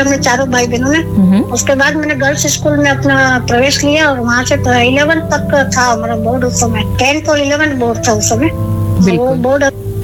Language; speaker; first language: Hindi; native; Hindi